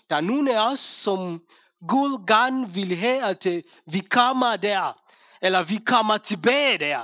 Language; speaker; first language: Danish; non-native, fluent; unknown